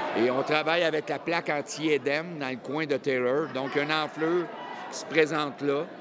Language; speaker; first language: French; native; French